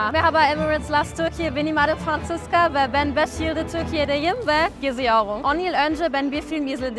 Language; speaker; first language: Turkish; non-native, learner; German